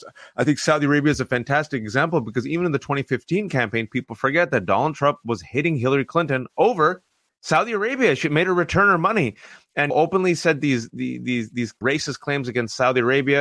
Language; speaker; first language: English; early bilingual, other home language; Urdu